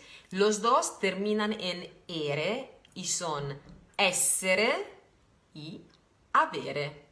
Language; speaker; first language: Spanish; non-native, fluent; Italian